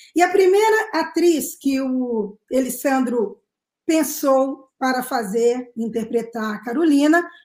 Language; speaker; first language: Portuguese; native; Portuguese